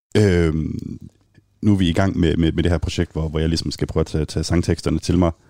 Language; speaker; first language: Danish; native; Danish